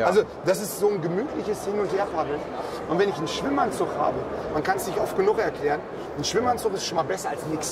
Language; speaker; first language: German; native; German